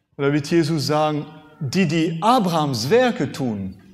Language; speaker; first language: German; non-native, fluent; French